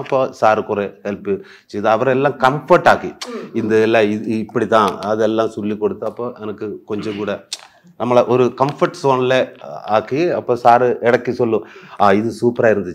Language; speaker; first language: Tamil; non-native, learner; Malayalam